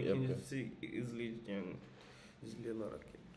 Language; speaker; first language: Turkish; non-native, learner; English